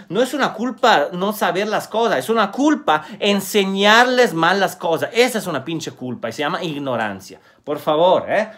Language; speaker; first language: Spanish; non-native, fluent; Italian